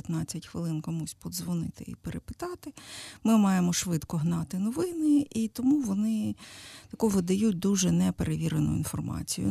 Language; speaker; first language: Ukrainian; native; Ukrainian